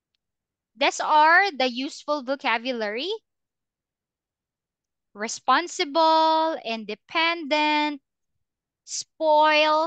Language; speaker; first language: English; non-native, fluent; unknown